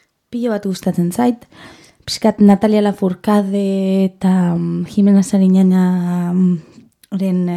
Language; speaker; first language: Basque; non-native, learner; Spanish